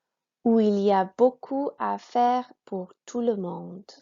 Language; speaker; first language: French; non-native, fluent; English